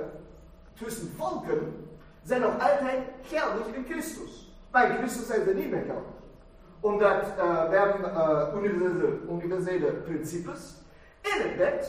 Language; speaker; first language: Dutch; non-native, fluent; German